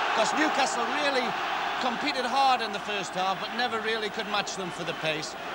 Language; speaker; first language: English; native; English